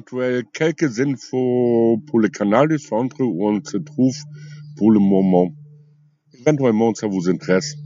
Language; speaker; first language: French; non-native, fluent; German